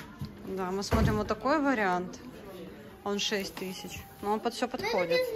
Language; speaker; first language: Russian; native; Russian